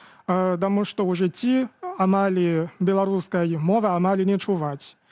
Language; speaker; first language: Belarusian; non-native, fluent; Chinese